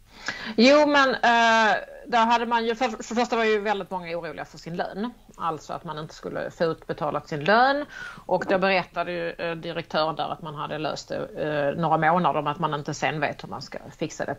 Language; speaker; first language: Swedish; native; Swedish